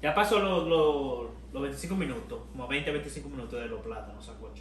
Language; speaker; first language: Spanish; early bilingual, heritage; English